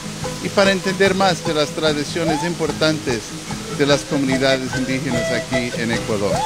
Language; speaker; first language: Spanish; non-native, fluent; English